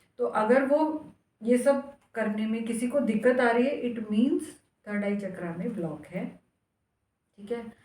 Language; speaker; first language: Hindi; native; Hindi